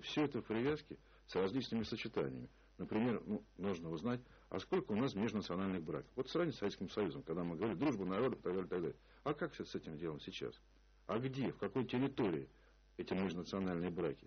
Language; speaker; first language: Russian; native; Russian